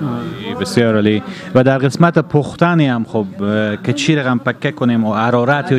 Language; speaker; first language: Persian; native; Persian